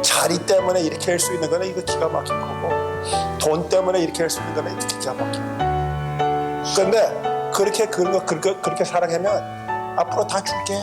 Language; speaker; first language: Korean; early bilingual, heritage; Korean